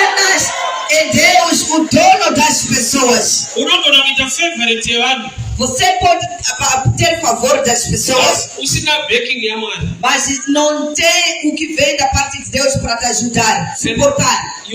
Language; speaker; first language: Portuguese; non-native, local second language; Shona